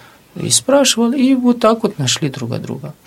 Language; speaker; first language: Russian; non-native, fluent; Arabic